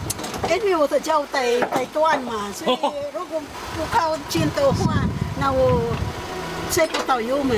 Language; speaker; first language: Chinese; non-native, fluent; Filipino